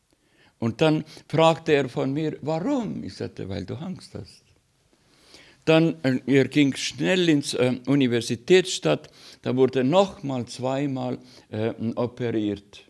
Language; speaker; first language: German; non-native, learner; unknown